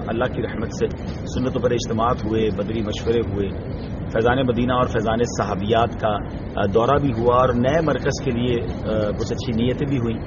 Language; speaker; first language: Urdu; native; Urdu